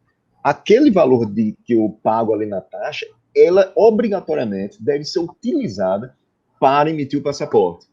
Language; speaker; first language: Portuguese; native; Portuguese